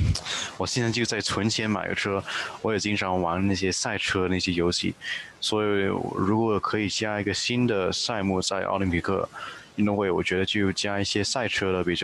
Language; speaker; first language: Chinese; early bilingual, heritage; Chinese